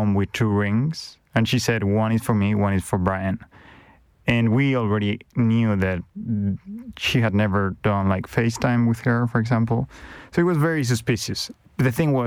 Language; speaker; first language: English; non-native, fluent; Spanish